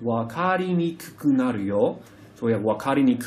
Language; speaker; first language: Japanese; non-native, fluent; English